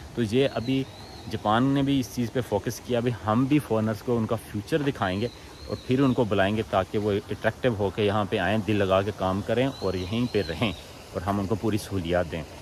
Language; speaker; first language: Urdu; non-native, local second language; Punjabi